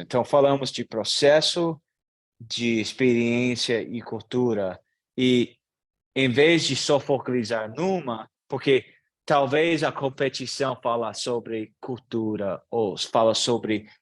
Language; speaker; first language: Portuguese; non-native, learner; English